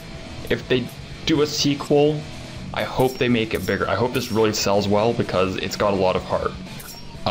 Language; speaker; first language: English; native; English